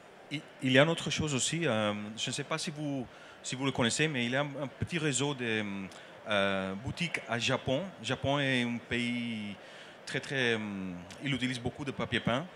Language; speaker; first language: French; non-native, learner; Dutch